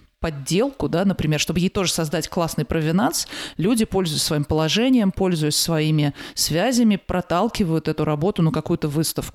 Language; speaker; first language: Russian; native; Russian